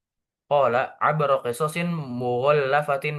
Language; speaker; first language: Arabic; non-native, learner; Indonesian